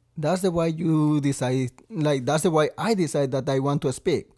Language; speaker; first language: English; non-native, learner; Spanish